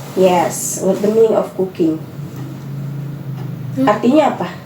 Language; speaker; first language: English; non-native, learner; Indonesian